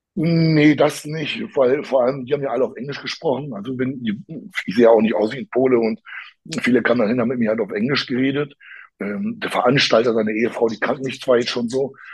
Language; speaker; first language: German; early bilingual, other home language; Polish